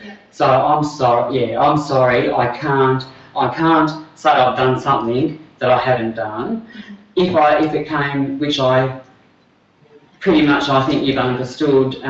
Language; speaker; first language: English; native; English